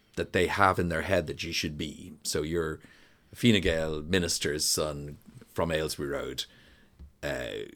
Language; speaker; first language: English; native; English